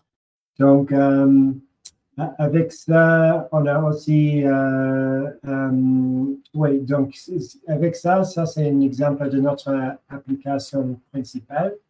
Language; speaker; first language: French; non-native, learner; English